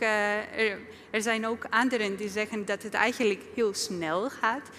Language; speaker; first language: Dutch; non-native, fluent; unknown